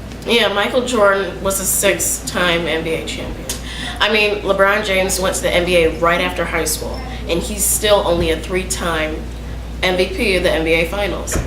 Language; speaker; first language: English; native; English